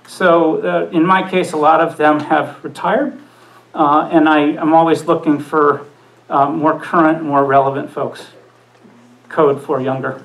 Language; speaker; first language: English; native; English